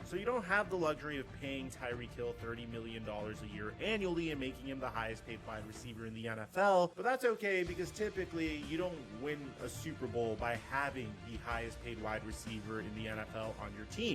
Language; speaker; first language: English; native; English